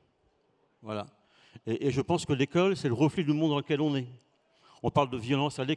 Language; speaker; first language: French; native; French